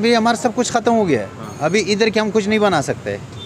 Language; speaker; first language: Hindi; non-native, learner; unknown